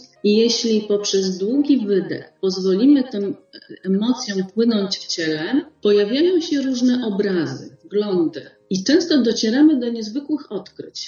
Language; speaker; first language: Polish; native; Polish